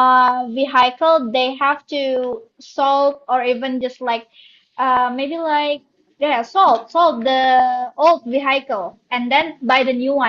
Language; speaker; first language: English; non-native, learner; Indonesian